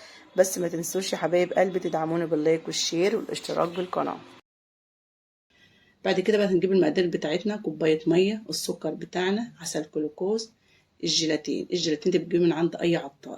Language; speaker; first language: Arabic; native; Arabic